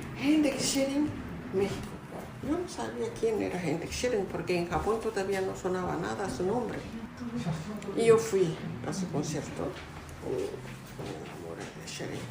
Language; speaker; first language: Spanish; non-native, fluent; Japanese